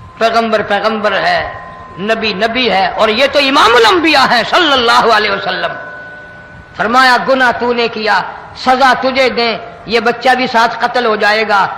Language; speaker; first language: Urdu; non-native, local second language; Saraiki